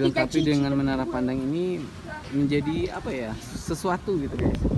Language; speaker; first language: Indonesian; non-native, local second language; Minangkabau